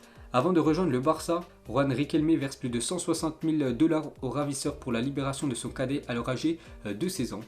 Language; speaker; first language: French; native; French